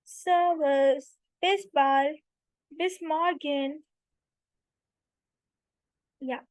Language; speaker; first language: German; non-native, fluent; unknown